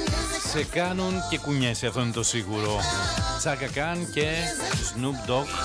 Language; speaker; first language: Greek; native; Greek